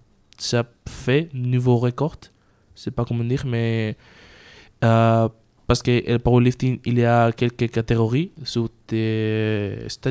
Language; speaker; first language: French; non-native, learner; Spanish